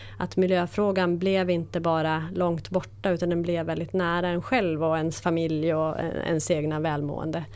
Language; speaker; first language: Swedish; native; Swedish